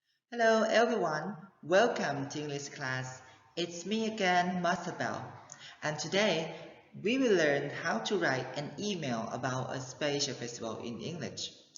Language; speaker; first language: English; non-native, fluent; Thai